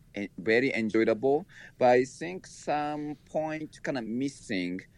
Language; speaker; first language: English; non-native, learner; Japanese